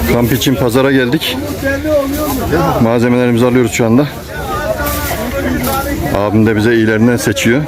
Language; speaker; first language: Turkish; native; Turkish